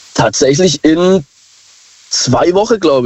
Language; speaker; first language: German; native; German